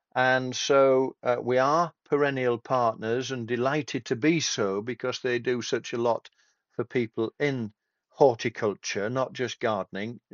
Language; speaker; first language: English; native; English